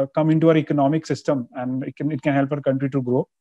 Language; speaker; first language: English; non-native, local second language; Hindi